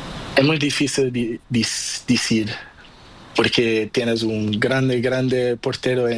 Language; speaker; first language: Spanish; non-native, learner; Portuguese